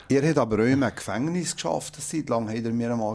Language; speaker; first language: German; native; German